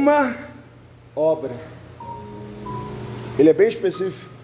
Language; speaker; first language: Portuguese; native; Portuguese